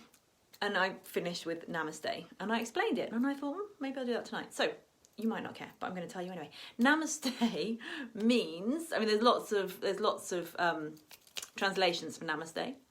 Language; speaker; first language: English; native; English